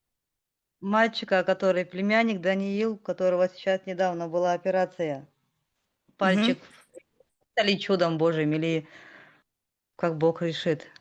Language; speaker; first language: Russian; native; Russian